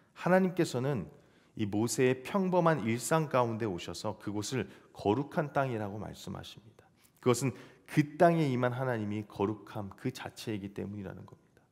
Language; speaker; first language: Korean; native; Korean